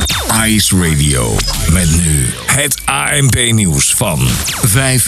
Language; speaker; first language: Dutch; native; Dutch